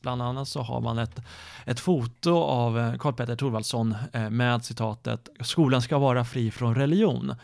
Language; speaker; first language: Swedish; native; Swedish